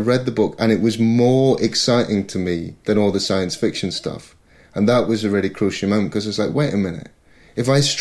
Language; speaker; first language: English; native; English